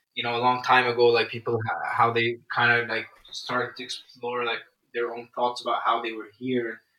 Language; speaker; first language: English; non-native, fluent; Arabic